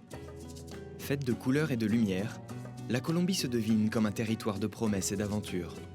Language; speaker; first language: French; native; French